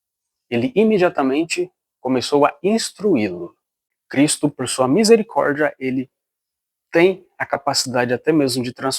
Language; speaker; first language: Portuguese; native; Portuguese